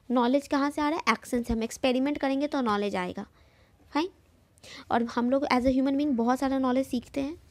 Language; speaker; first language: Hindi; native; Hindi